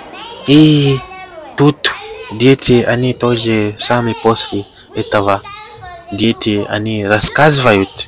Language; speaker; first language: Russian; non-native, learner; Bemba